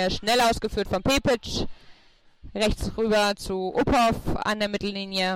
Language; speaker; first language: German; native; German